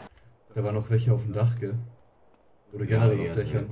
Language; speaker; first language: German; native; German